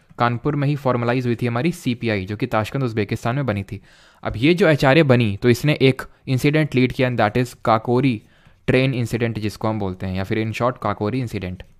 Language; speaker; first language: Hindi; native; Hindi